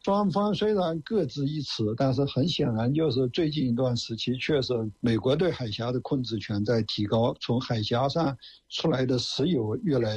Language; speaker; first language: Chinese; native; Chinese